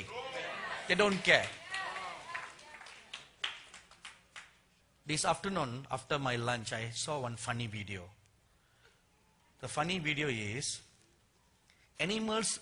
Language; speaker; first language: English; non-native, local second language; Tamil